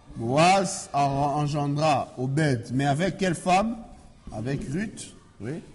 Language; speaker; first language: French; non-native, local second language; Lingala